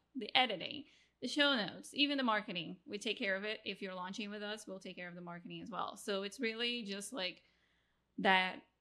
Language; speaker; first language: English; non-native, fluent; Portuguese